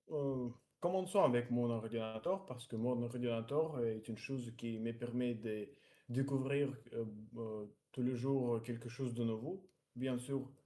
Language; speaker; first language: French; non-native, learner; Russian